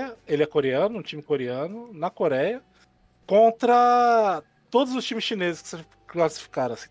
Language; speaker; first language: Portuguese; native; Portuguese